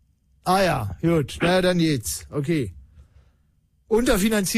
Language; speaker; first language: German; native; German